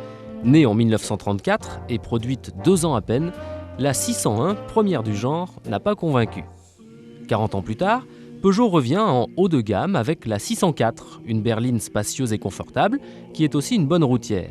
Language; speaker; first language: French; native; French